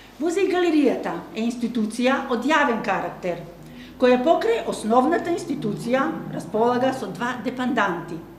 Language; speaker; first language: Macedonian; native; Macedonian